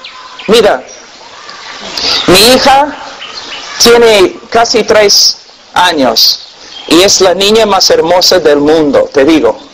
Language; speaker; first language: Spanish; non-native, fluent; English